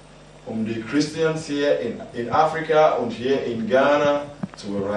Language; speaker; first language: German; non-native, fluent; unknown